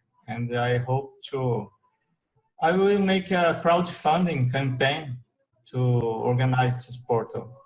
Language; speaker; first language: English; non-native, learner; Portuguese